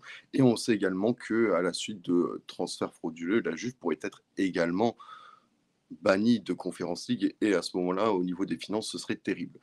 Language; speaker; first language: French; native; French